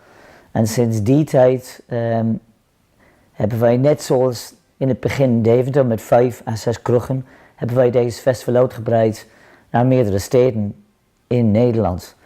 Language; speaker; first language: Dutch; non-native, fluent; English